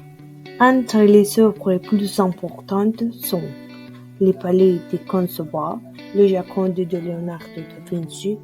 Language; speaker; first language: French; non-native, learner; Spanish